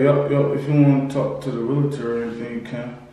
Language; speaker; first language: English; native; English